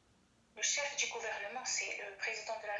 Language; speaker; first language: French; non-native, fluent; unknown